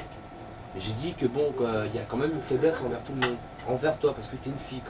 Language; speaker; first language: French; native; French